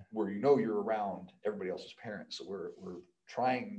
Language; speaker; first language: English; native; English